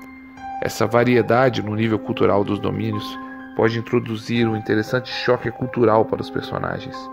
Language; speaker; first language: Portuguese; native; Portuguese